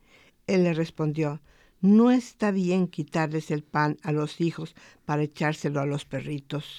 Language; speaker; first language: Spanish; native; Spanish